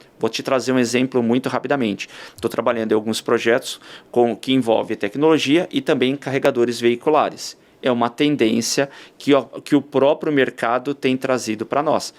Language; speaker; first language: Portuguese; native; Portuguese